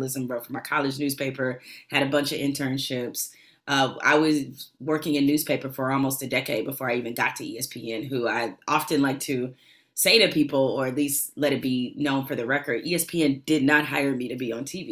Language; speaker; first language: English; native; English